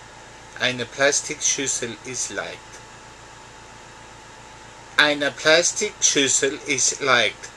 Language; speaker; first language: German; non-native, learner; English